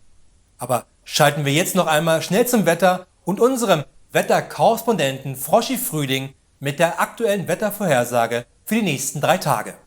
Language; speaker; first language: German; native; German